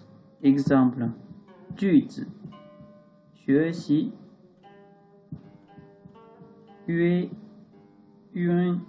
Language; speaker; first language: French; non-native, learner; Chinese